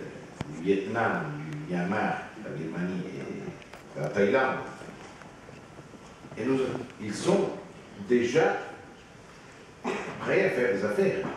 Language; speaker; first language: French; non-native, fluent; Italian